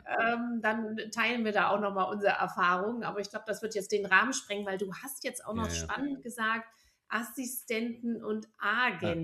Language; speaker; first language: German; native; German